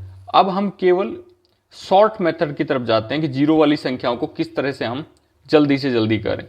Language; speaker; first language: Hindi; native; Hindi